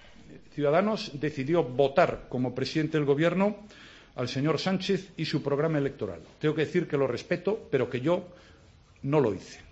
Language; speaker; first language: Spanish; native; Spanish